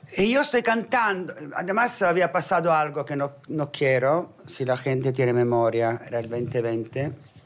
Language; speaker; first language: Spanish; non-native, fluent; Italian